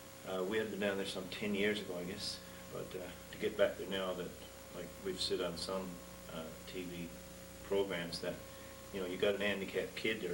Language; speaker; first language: English; native; English